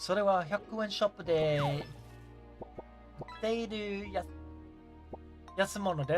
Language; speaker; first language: Japanese; non-native, learner; English